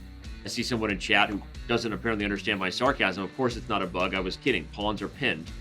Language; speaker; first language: English; native; English